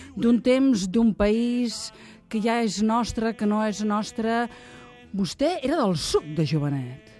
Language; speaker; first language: Catalan; native; Catalan